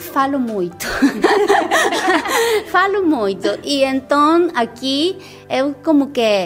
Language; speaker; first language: Portuguese; non-native, learner; Spanish